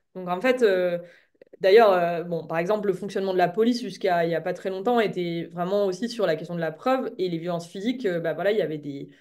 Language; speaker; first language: French; native; French